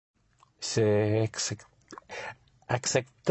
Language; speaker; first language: French; non-native, learner; English